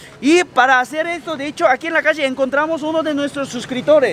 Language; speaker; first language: Spanish; non-native, fluent; Korean